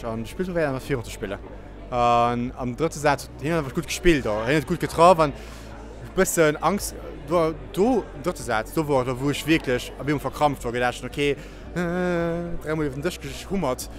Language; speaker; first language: German; non-native, local second language; Luxembourgish